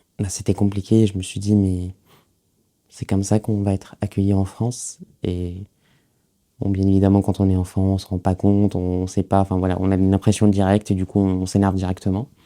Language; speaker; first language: French; early bilingual, other home language; Arabic